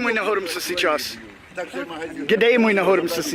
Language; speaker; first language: Russian; non-native, learner; English